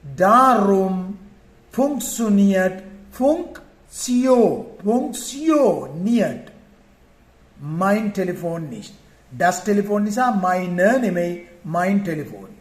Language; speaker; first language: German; non-native, fluent; Sinhala